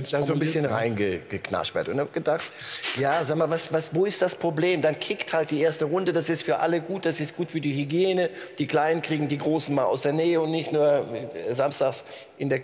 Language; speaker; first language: German; native; German